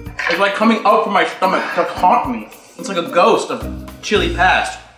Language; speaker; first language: English; native; English